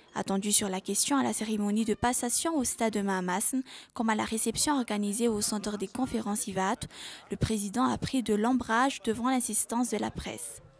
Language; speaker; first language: French; non-native, local second language; Malagasy